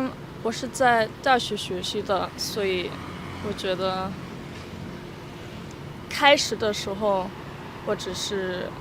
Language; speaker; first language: Chinese; non-native, learner; German